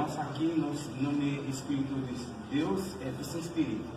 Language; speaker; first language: Portuguese; non-native, learner; Haitian Creole